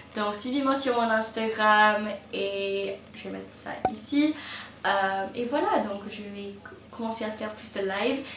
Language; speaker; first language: French; non-native, fluent; English